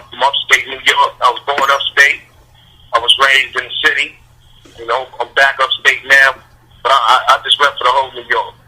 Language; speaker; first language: English; native; English